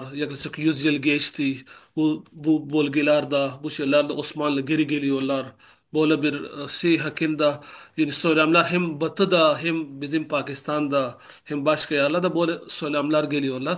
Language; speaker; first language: Turkish; non-native, learner; Urdu